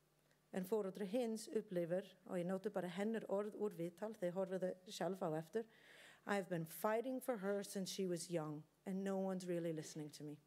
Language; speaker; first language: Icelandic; non-native, learner; English